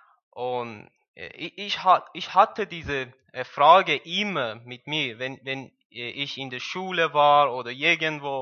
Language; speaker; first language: German; non-native, learner; Persian